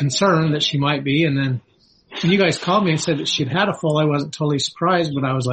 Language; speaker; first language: English; native; English